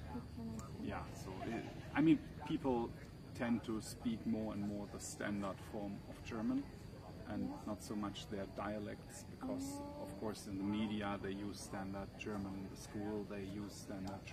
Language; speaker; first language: English; non-native, fluent; German